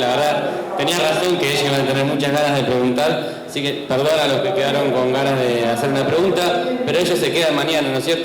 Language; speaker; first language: Spanish; native; Spanish